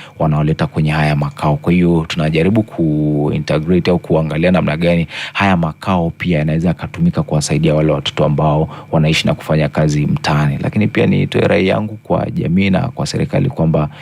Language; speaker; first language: Swahili; non-native, local second language; Masai